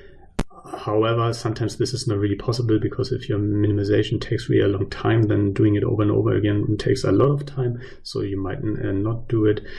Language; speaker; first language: English; non-native, fluent; German